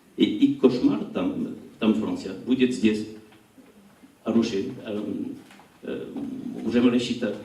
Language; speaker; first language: Russian; non-native, learner; French